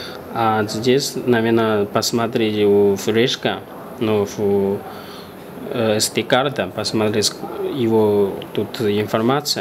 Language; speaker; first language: Russian; non-native, learner; Chinese